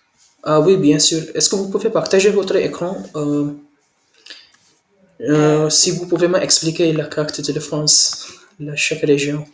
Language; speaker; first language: French; non-native, learner; Hindi